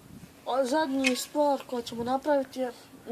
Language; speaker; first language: Bosnian; native; Bosnian